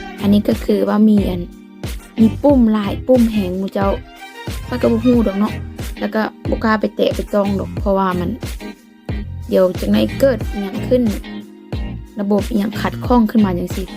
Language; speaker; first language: Thai; non-native, local second language; Lao